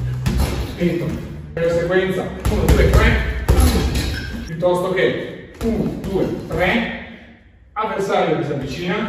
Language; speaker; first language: Italian; native; Italian